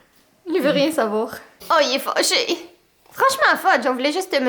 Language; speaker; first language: French; native; French